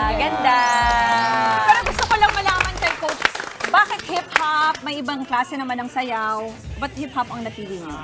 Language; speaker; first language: Filipino; native; Filipino